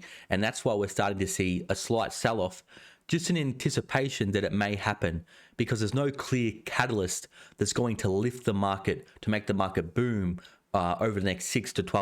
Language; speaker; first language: English; native; English